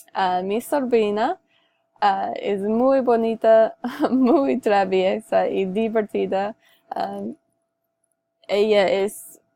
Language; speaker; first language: Spanish; non-native, learner; English